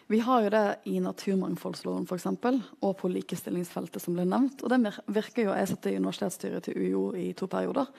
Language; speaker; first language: Norwegian; native; Norwegian